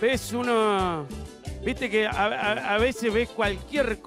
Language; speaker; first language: Spanish; native; Spanish